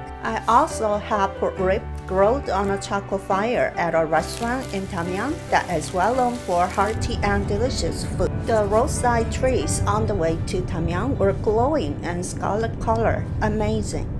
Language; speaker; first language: English; non-native, fluent; Korean